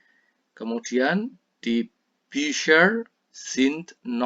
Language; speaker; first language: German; non-native, fluent; Indonesian